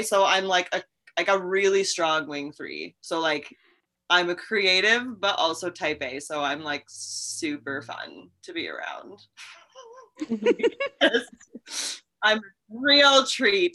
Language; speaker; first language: English; native; English